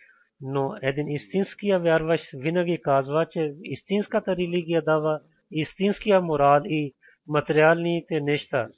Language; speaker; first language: Bulgarian; non-native, fluent; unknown